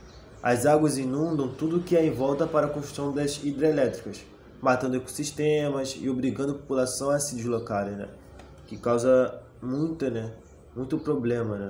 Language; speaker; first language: Portuguese; native; Portuguese